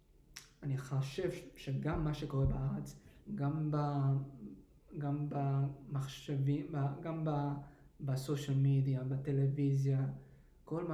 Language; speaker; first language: Hebrew; early bilingual, heritage; English